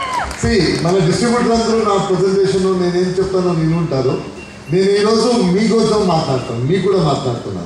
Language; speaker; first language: Telugu; non-native, local second language; Tulu